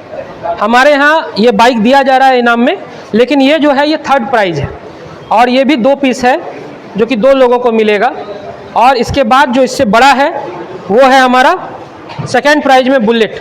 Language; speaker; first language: Hindi; native; Hindi